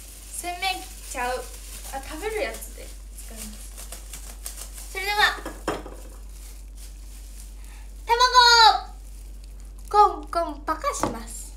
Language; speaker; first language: Japanese; native; Japanese